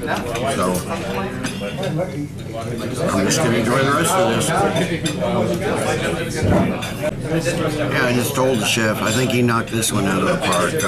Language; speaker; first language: English; native; English